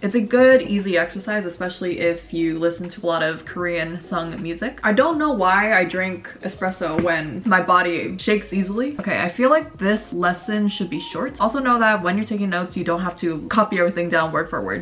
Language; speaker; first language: English; native; English